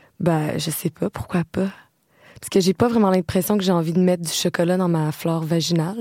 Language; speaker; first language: French; native; French